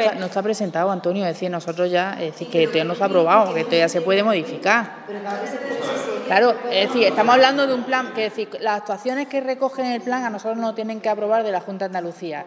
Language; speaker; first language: Spanish; native; Spanish